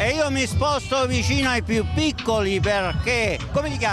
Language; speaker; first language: Italian; native; Italian